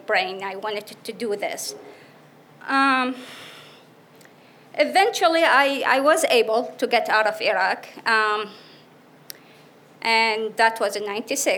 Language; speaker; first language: English; non-native, fluent; Arabic